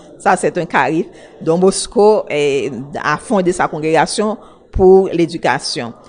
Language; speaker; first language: French; non-native, local second language; Haitian Creole